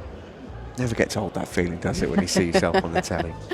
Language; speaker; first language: English; native; English